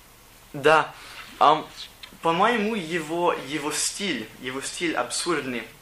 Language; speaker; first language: Russian; non-native, learner; English